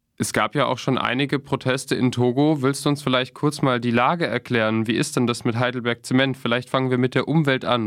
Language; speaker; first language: German; native; German